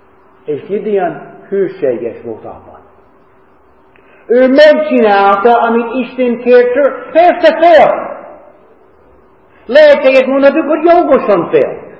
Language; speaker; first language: Hungarian; non-native, fluent; English